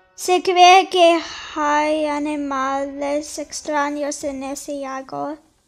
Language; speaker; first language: Spanish; non-native, learner; English